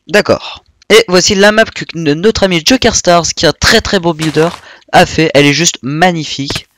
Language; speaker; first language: French; native; French